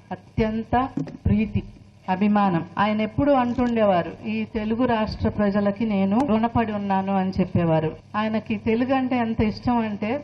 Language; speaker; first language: Telugu; native; Telugu